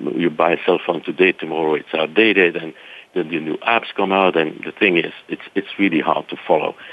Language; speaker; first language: English; non-native, fluent; French